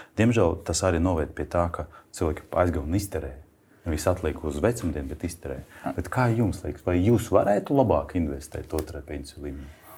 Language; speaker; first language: Latvian; non-native, local second language; Russian